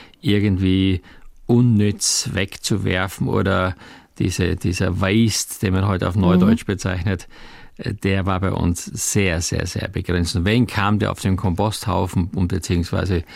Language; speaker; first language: German; native; German